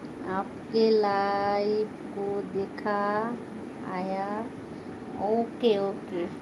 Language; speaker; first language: Hindi; non-native, learner; Bangla